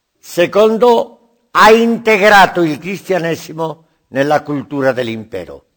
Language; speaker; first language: Italian; non-native, learner; Spanish